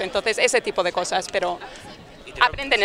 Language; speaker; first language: Spanish; native; Spanish